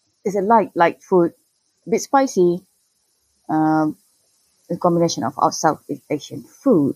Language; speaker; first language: English; non-native, local second language; Malay